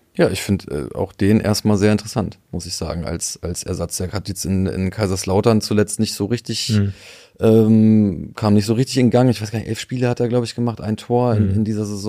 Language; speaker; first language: German; native; German